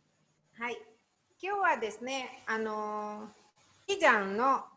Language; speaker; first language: Japanese; non-native, learner; Indonesian